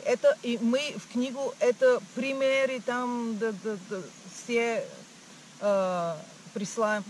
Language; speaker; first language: Russian; non-native, learner; Bulgarian